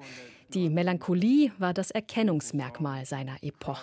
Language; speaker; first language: German; native; German